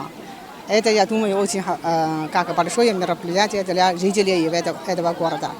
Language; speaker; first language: Russian; non-native, learner; Chinese